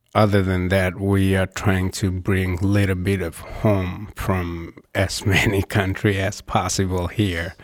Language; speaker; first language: English; non-native, local second language; Nepali